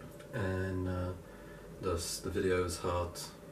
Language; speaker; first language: Dutch; non-native, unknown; English